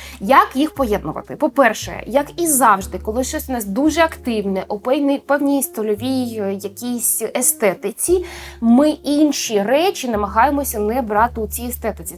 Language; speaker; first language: Ukrainian; native; Ukrainian